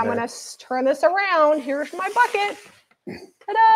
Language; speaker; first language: English; native; English